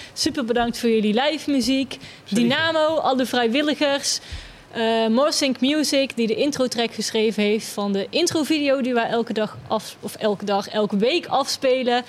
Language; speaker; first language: Dutch; native; Dutch